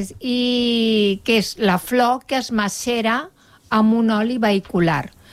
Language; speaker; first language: Catalan; non-native, local second language; Spanish